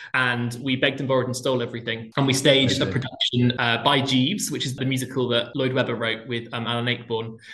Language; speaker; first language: English; native; English